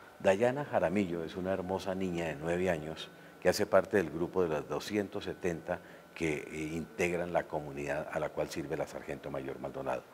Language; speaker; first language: Spanish; native; Spanish